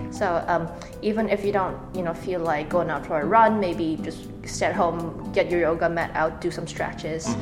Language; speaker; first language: English; native; English